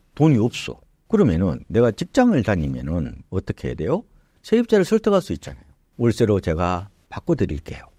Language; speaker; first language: Korean; native; Korean